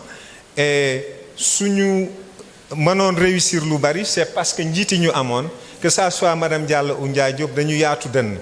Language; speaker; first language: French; non-native, local second language; Wolof